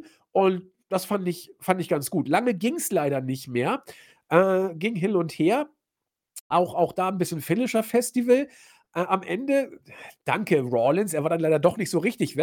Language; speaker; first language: German; native; German